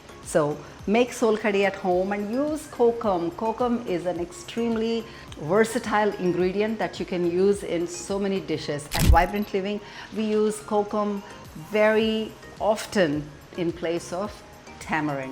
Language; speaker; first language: English; non-native, local second language; Telugu